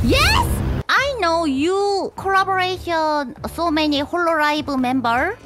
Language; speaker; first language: English; non-native, learner; Korean